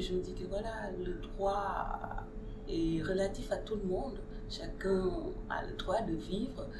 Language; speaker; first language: French; non-native, local second language; Wolof